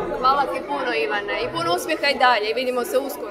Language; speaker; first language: Croatian; native; Croatian